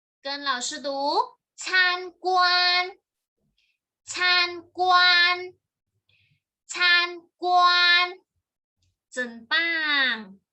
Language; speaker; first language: Chinese; non-native, fluent; Thai